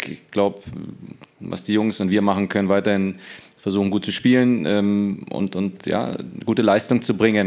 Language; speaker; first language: German; native; German